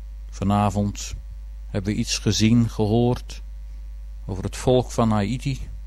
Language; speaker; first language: Dutch; native; Dutch